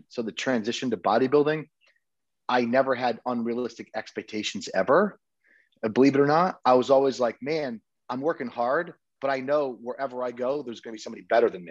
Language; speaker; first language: English; native; English